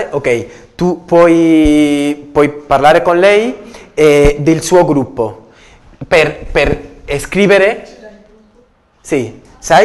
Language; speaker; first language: Italian; non-native, learner; Spanish